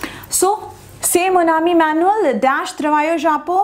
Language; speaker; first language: French; non-native, fluent; Hindi